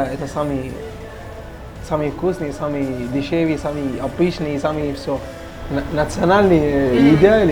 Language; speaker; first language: Russian; non-native, learner; Arabic